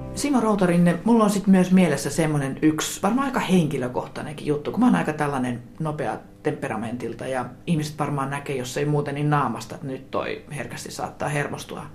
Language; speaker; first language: Finnish; native; Finnish